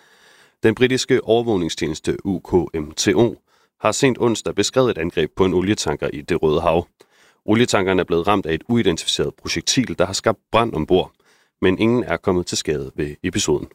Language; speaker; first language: Danish; native; Danish